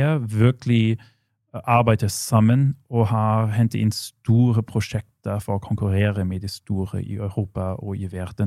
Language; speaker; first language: Norwegian; non-native, fluent; German